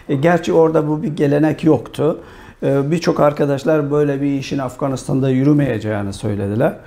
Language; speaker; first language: Turkish; non-native, fluent; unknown